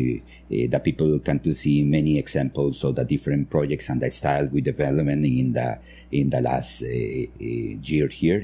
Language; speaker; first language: English; non-native, learner; Spanish